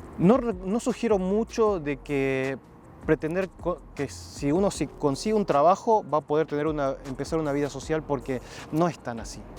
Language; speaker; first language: Spanish; native; Spanish